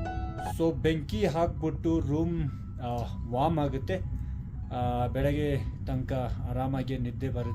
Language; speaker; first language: Kannada; non-native, local second language; Ladakhi